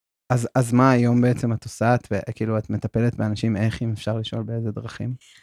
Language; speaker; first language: Hebrew; native; Hebrew